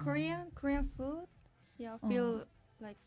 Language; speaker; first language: English; non-native, learner; Korean